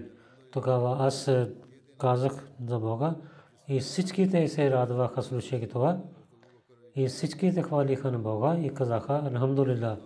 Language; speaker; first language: Bulgarian; non-native, learner; Urdu